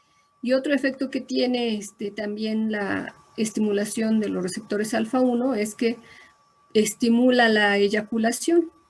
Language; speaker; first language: Spanish; native; Spanish